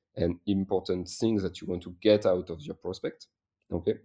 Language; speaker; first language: English; non-native, fluent; French